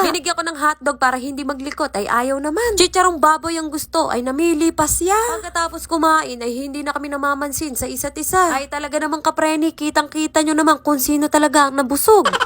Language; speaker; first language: Filipino; native; Filipino